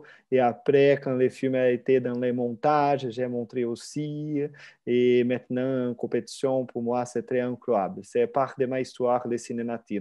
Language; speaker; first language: French; non-native, fluent; Portuguese